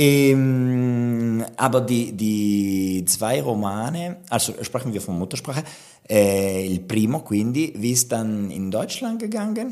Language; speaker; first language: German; non-native, local second language; Italian